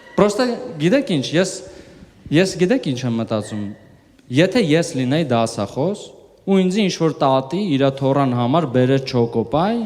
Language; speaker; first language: Armenian; early bilingual, heritage; Armenian